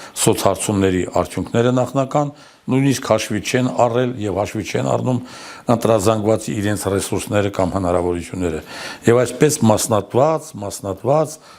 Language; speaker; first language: Armenian; native; Armenian